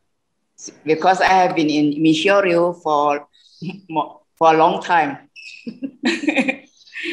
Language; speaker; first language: English; non-native, fluent; Indonesian